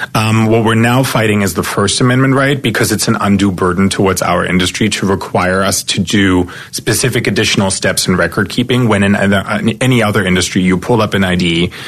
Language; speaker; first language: English; non-native, fluent; German